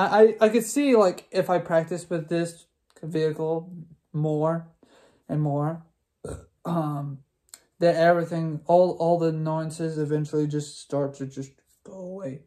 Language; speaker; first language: English; native; English